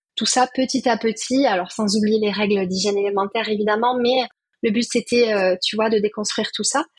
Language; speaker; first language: French; native; French